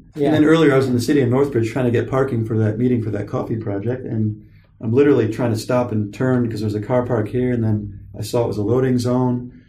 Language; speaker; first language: English; native; English